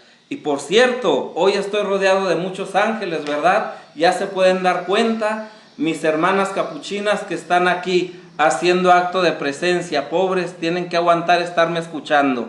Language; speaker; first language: Spanish; native; Spanish